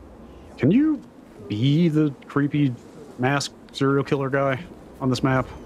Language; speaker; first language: English; native; English